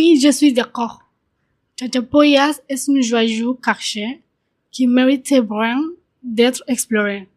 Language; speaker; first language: French; non-native, learner; Spanish